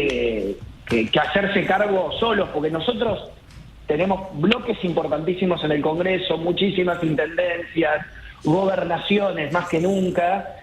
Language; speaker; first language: Spanish; native; Spanish